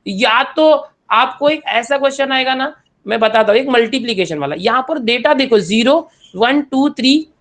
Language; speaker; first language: Hindi; non-native, local second language; Marathi